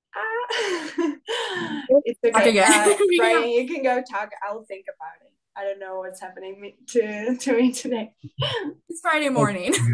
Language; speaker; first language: English; non-native, fluent; Spanish